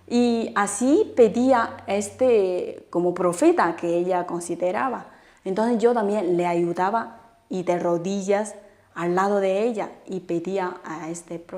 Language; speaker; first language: Spanish; non-native, fluent; Chinese